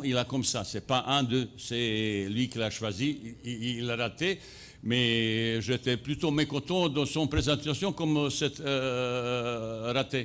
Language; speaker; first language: French; non-native, fluent; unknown